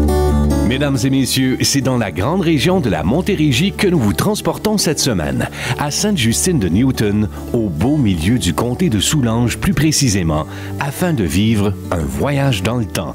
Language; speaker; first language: French; native; French